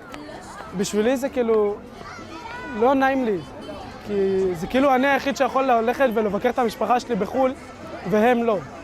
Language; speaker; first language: Hebrew; early bilingual, other home language; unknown